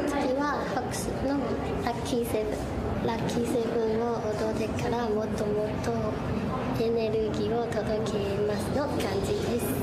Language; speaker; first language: Japanese; non-native, learner; Chinese